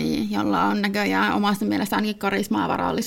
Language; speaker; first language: Finnish; native; Finnish